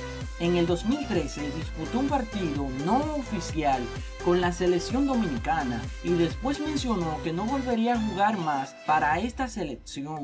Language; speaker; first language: Spanish; native; Spanish